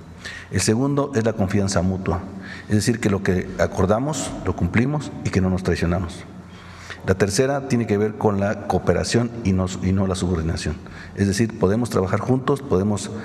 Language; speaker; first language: Spanish; native; Spanish